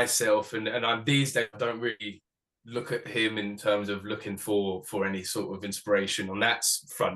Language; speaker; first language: English; native; English